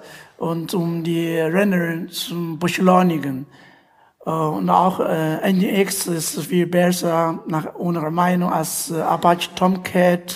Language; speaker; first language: German; non-native, learner; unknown